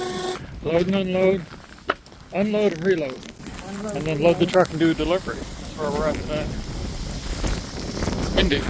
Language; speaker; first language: English; native; English